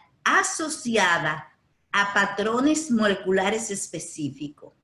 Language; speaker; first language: Spanish; native; Spanish